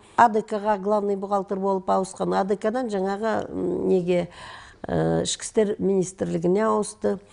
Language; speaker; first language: Kazakh; native; Kazakh